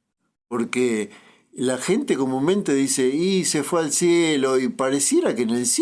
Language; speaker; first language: Spanish; native; Spanish